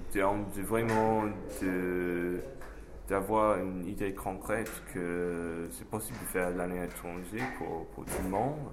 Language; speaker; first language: French; non-native, fluent; English